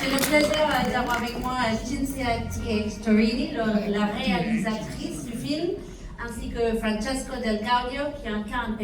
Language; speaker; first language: French; native; French